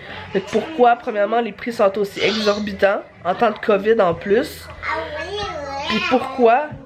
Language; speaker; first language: French; native; French